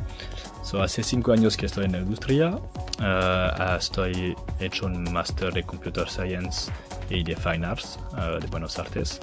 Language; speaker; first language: Spanish; non-native, learner; French